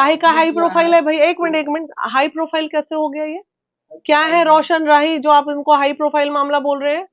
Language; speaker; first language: Hindi; native; Hindi